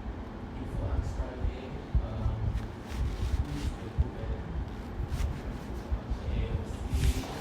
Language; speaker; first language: French; non-native, learner; Khmer